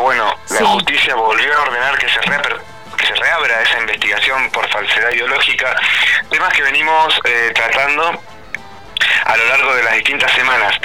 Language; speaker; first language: Spanish; native; Spanish